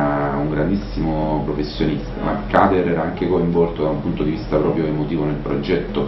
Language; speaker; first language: Italian; native; Italian